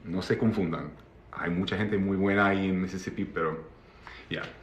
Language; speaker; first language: Spanish; non-native, fluent; English